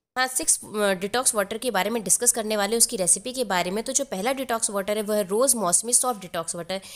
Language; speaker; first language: Hindi; native; Hindi